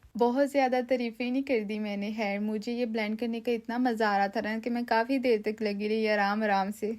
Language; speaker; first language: Urdu; non-native, local second language; Punjabi